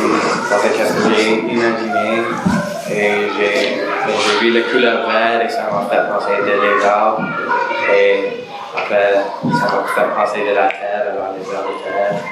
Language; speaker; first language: French; non-native, local second language; English